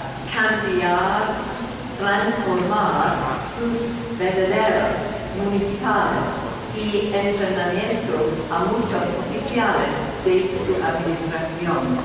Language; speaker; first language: Spanish; non-native, fluent; English